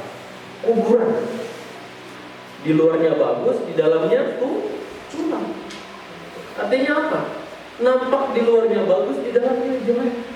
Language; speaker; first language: Indonesian; native; Indonesian